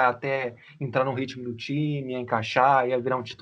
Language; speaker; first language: Portuguese; native; Portuguese